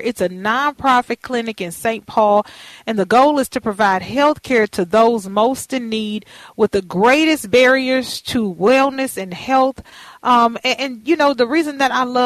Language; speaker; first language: English; native; English